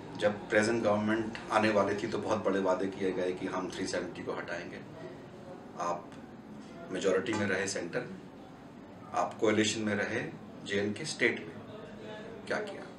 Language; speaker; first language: Hindi; native; Hindi